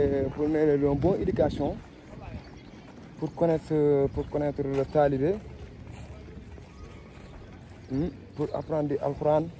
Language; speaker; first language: French; non-native, local second language; Wolof